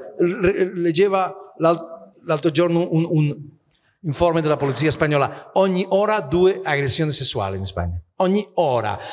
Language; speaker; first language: Italian; non-native, fluent; Spanish